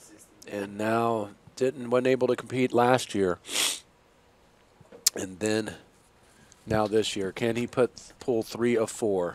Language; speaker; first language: English; native; English